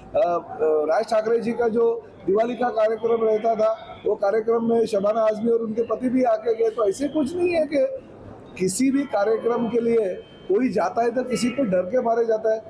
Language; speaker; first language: Hindi; non-native, local second language; Marathi